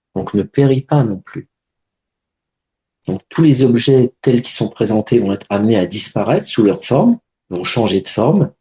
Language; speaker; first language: French; native; French